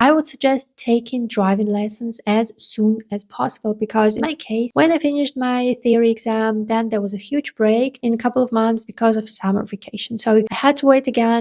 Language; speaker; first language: English; non-native, fluent; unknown